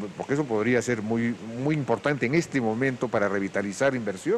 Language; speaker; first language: Spanish; native; Spanish